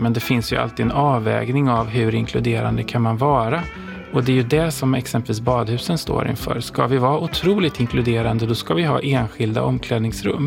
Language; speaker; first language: Swedish; native; Swedish